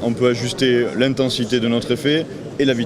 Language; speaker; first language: French; native; French